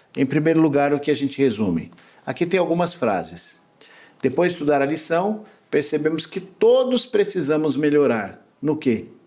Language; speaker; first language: Portuguese; native; Portuguese